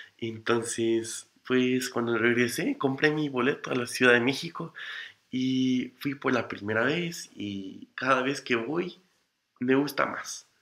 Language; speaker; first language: Spanish; non-native, fluent; English